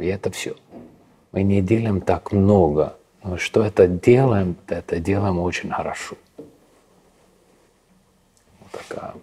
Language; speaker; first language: Russian; non-native, local second language; Estonian